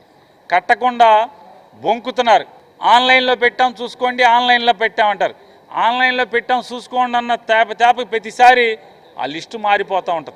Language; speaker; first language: Telugu; native; Telugu